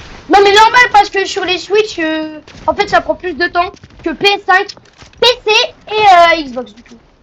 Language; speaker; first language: French; native; French